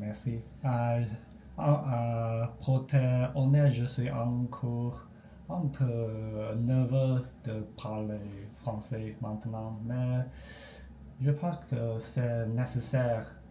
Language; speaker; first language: French; non-native, learner; Chinese